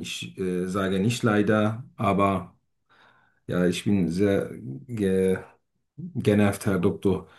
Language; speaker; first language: German; non-native, fluent; Turkish